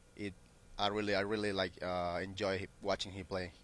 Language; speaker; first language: English; non-native, learner; Spanish